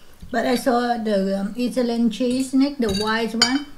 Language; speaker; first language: English; non-native, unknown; Vietnamese